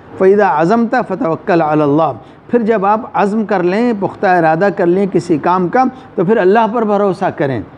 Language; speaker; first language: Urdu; non-native, local second language; Punjabi